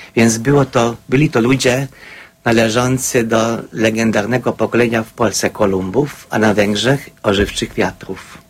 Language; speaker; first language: Polish; non-native, fluent; Hungarian